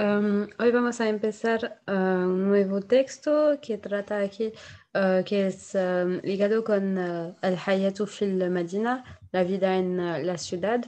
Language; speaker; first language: Spanish; non-native, learner; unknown